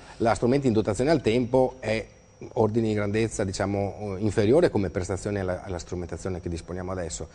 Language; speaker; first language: Italian; native; Italian